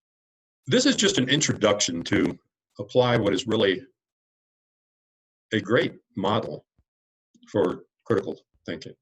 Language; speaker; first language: English; native; English